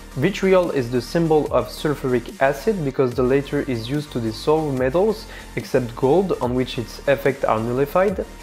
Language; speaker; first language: English; non-native, fluent; French